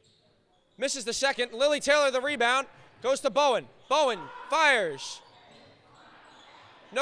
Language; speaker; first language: English; native; English